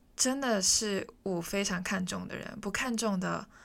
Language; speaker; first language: Chinese; non-native, local second language; Cantonese